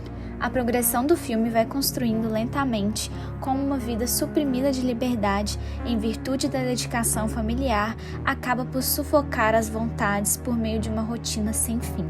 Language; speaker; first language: Portuguese; native; Portuguese